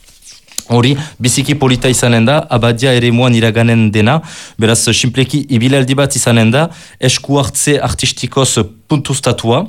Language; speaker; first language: Basque; native; Basque